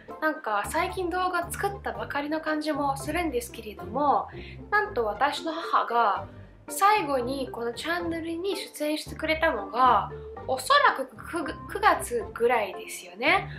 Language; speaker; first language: Japanese; non-native, fluent; Russian